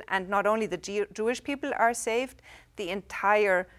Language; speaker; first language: English; non-native, fluent; German